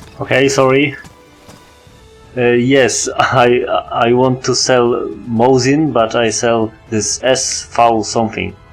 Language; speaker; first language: English; non-native, learner; Polish